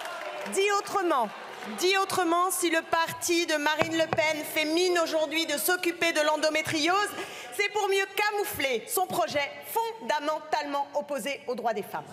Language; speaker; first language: French; native; French